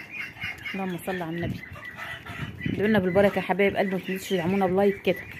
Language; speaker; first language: Arabic; native; Arabic